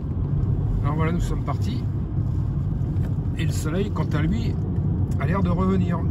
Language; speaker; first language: French; native; French